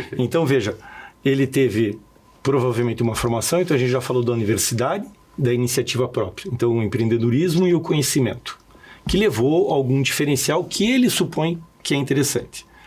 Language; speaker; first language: Portuguese; early bilingual, other home language; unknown